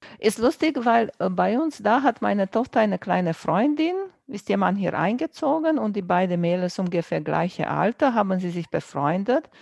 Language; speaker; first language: German; non-native, fluent; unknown